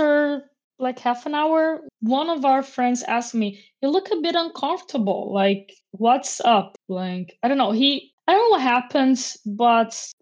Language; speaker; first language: English; non-native, fluent; Portuguese